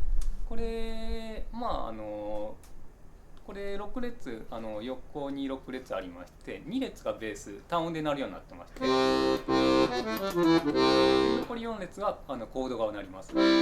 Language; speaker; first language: Japanese; native; Japanese